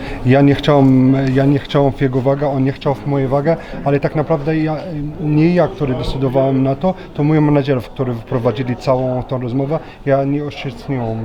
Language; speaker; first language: Polish; non-native, learner; French